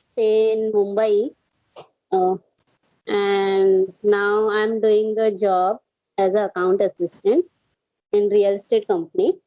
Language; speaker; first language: English; non-native, learner; Hindi